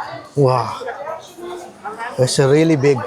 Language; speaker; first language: English; non-native, learner; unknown